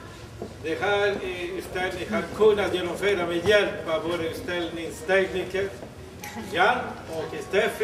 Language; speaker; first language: Swedish; non-native, fluent; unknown